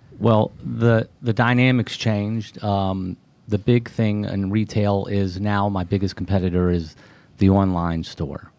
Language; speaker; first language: English; native; English